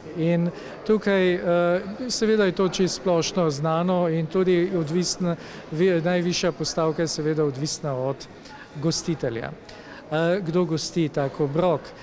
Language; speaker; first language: Slovenian; native; Slovenian